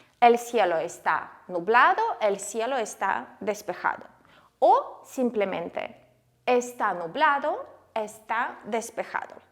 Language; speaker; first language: Spanish; non-native, fluent; Ukrainian